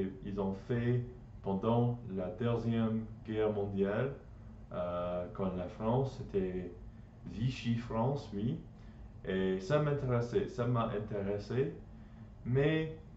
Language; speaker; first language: French; non-native, learner; English